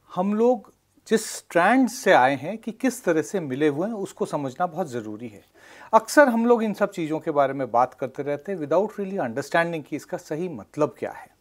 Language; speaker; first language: Hindi; non-native, local second language; Bangla